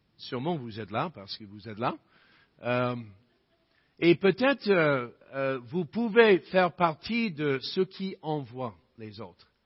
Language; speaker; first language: French; non-native, fluent; English